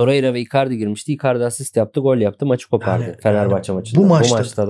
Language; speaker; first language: Turkish; native; Turkish